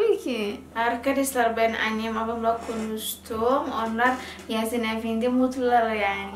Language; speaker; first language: Turkish; non-native, learner; Indonesian